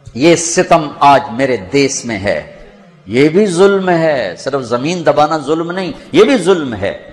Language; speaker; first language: Urdu; non-native, local second language; Punjabi